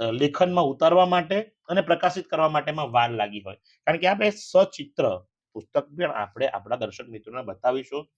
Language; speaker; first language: Gujarati; native; Gujarati